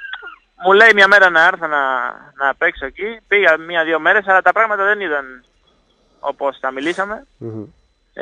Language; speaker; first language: Greek; non-native, fluent; Italian